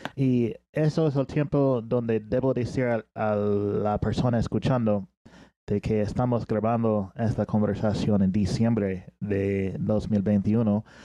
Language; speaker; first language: Spanish; non-native, fluent; English